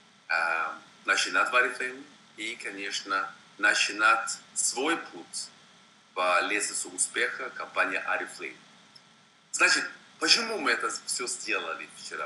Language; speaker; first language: Russian; non-native, fluent; Swedish